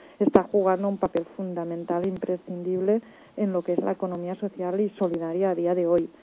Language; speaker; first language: Spanish; non-native, local second language; Catalan